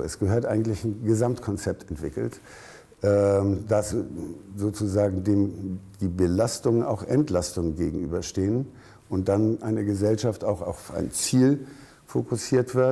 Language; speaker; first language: German; native; German